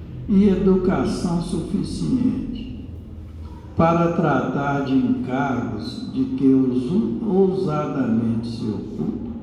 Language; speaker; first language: Portuguese; native; Portuguese